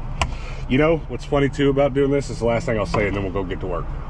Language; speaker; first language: English; native; English